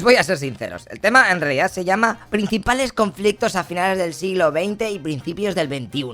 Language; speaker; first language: Spanish; native; Spanish